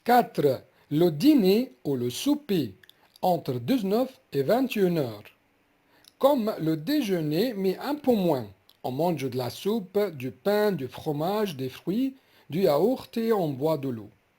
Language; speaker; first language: French; non-native, fluent; Arabic